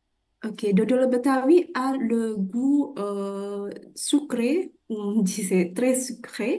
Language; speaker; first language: French; non-native, fluent; Indonesian